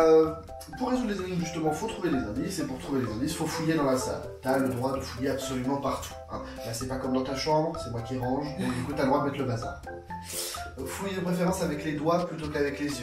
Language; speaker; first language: French; native; French